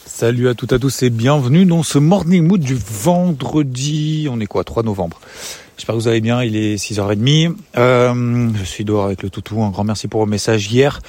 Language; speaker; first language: French; native; French